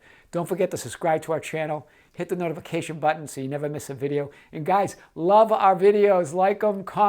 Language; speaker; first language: English; native; English